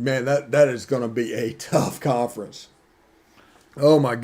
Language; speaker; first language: English; native; English